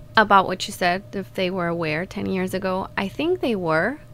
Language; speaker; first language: English; non-native, fluent; Spanish